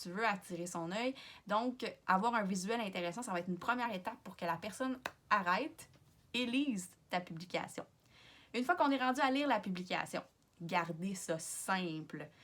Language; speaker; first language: French; native; French